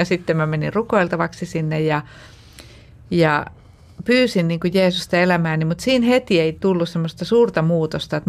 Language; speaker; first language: Finnish; native; Finnish